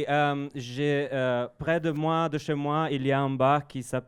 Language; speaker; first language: French; non-native, learner; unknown